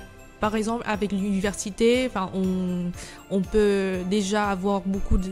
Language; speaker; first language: French; non-native, fluent; Vietnamese